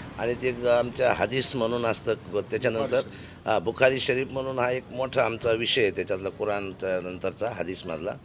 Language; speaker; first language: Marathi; non-native, local second language; Urdu